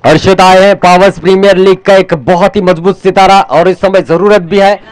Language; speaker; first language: Hindi; non-native, local second language; Marathi